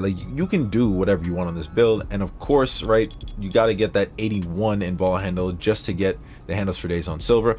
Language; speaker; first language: English; native; English